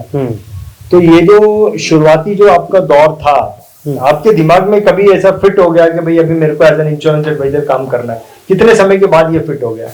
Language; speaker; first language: Hindi; non-native, local second language; Marathi